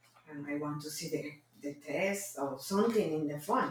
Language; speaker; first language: English; non-native, learner; Spanish